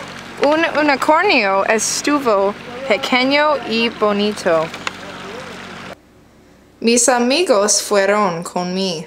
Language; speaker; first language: Spanish; non-native, learner; English